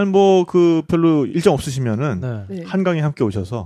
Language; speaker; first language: Korean; native; Korean